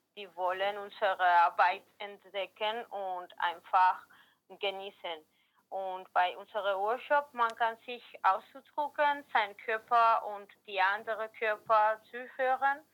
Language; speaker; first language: German; non-native, learner; Spanish